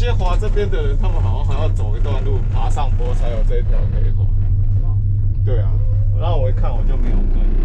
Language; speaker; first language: Chinese; native; Chinese